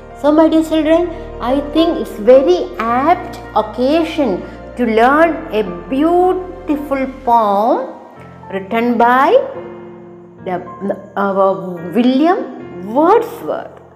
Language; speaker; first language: English; non-native, local second language; Malayalam